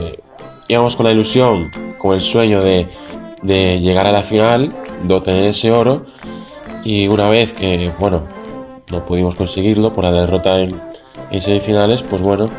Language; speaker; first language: Spanish; native; Spanish